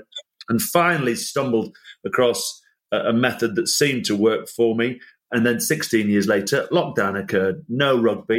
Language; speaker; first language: English; native; English